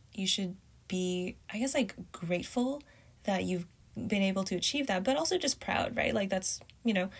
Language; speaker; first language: English; early bilingual, other home language; Chinese